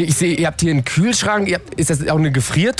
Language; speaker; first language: German; native; German